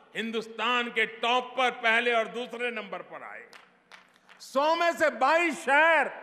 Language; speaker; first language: Hindi; non-native, local second language; Gujarati